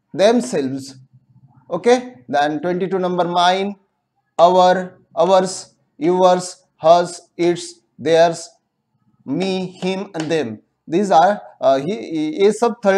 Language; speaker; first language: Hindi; non-native, local second language; Marathi